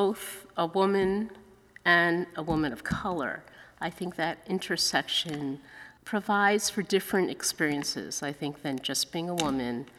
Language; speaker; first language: English; early bilingual, other home language; Cantonese